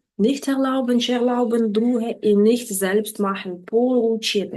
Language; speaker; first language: German; non-native, fluent; Ukrainian